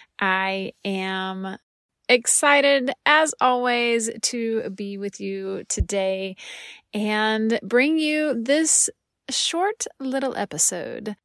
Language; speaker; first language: English; native; English